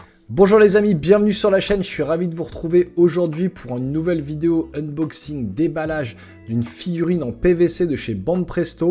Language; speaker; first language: French; native; French